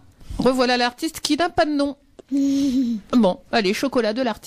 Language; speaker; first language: French; native; French